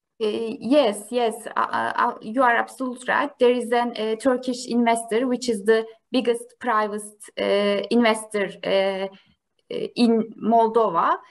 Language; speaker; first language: English; non-native, learner; Turkish